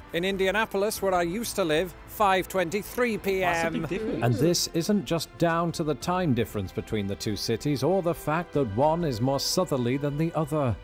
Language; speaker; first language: English; native; English